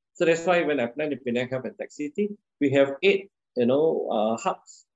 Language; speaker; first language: English; non-native, local second language; Min Nan Chinese